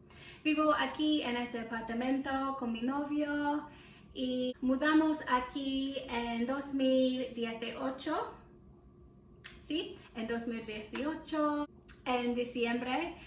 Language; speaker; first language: Spanish; non-native, learner; English